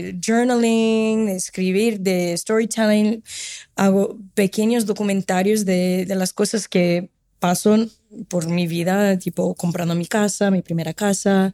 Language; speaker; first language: Spanish; non-native, fluent; Portuguese